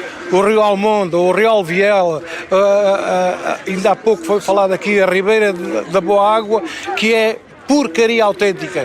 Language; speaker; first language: Portuguese; native; Portuguese